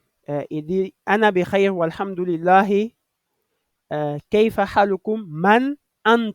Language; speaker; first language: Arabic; non-native, fluent; French